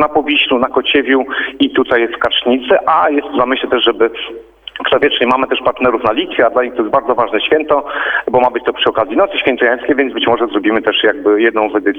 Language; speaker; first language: Polish; native; Polish